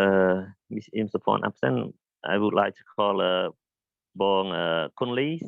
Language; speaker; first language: English; non-native, learner; Khmer